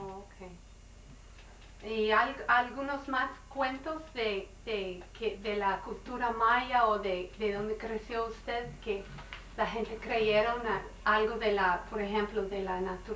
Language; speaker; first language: Spanish; non-native, learner; English